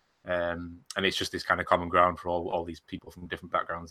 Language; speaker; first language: English; native; English